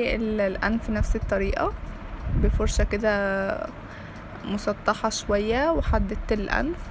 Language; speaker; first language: Arabic; native; Arabic